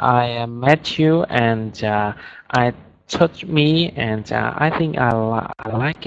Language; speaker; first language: English; non-native, learner; Vietnamese